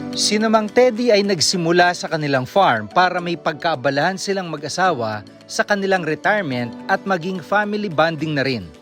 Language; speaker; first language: Filipino; native; Filipino